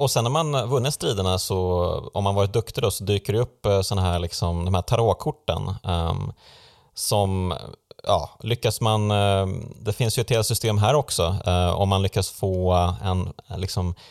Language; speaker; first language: Swedish; native; Swedish